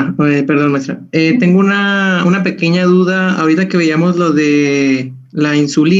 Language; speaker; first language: Spanish; native; Spanish